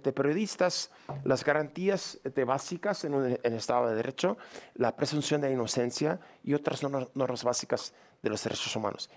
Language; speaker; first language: Spanish; non-native, fluent; English